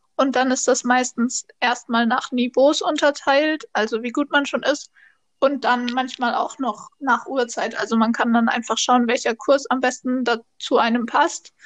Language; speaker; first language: German; native; German